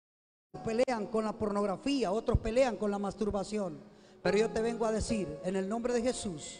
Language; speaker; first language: Spanish; native; Spanish